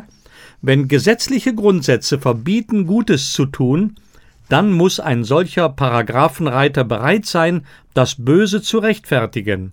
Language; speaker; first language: German; native; German